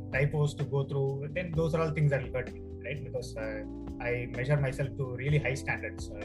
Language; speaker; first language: English; non-native, local second language; Tamil